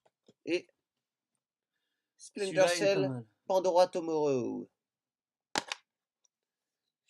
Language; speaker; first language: French; native; French